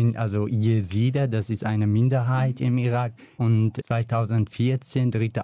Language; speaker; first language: German; non-native, learner; Kurdish